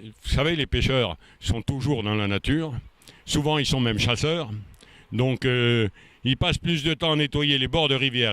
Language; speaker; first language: French; native; French